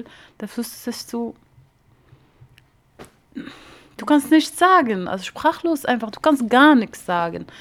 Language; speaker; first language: German; non-native, learner; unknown